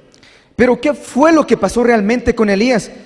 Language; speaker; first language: Spanish; native; Spanish